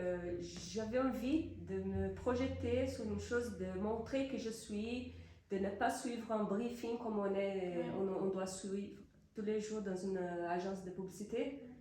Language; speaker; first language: French; non-native, fluent; Portuguese